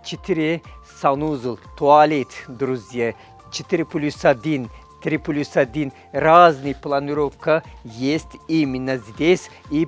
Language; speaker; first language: Russian; non-native, fluent; Turkish